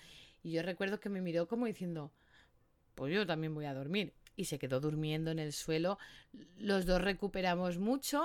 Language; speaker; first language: Spanish; native; Spanish